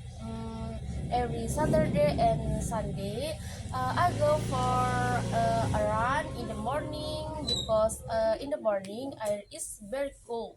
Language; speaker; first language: English; non-native, learner; Indonesian